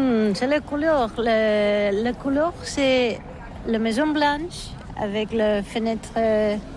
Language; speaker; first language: French; non-native, learner; Catalan